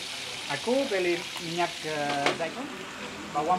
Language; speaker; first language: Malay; non-native, learner; Spanish